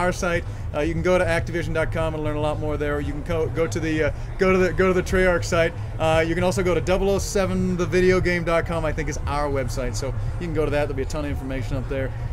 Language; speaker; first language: English; native; English